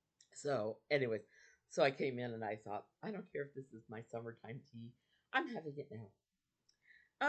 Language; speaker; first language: English; native; English